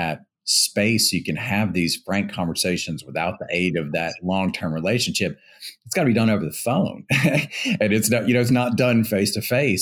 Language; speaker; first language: English; native; English